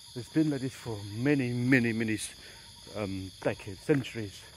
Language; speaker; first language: English; non-native, fluent; Khmer